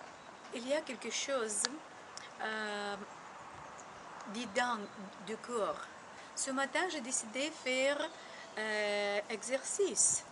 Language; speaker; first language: French; non-native, learner; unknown